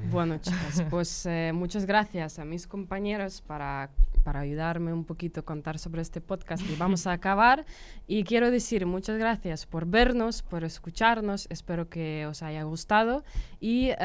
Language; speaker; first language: Spanish; non-native, fluent; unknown